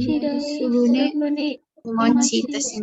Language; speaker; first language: Japanese; non-native, learner; Indonesian